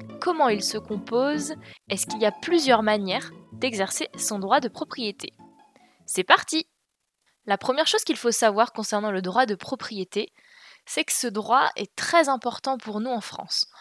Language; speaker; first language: French; native; French